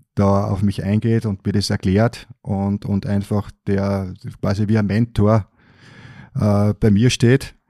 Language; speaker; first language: German; native; German